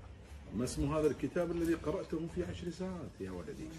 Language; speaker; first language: Arabic; native; Arabic